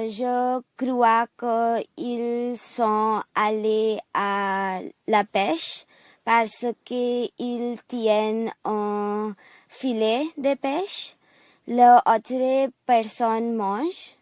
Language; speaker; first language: French; non-native, learner; English